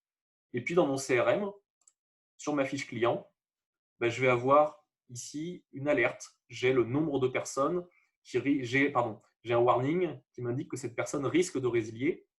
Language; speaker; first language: French; native; French